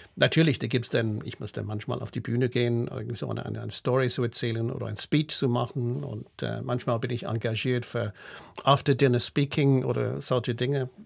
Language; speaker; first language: German; non-native, fluent; English